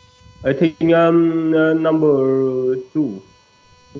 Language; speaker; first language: English; non-native, learner; Vietnamese